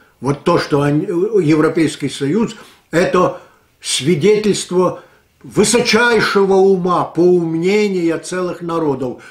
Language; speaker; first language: Russian; non-native, local second language; Ukrainian